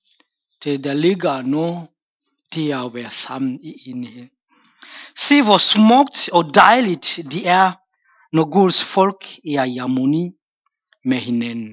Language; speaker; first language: Danish; non-native, fluent; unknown